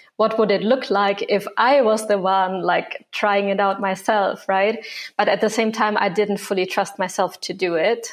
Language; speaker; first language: English; non-native, fluent; German